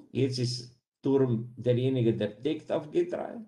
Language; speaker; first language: German; non-native, fluent; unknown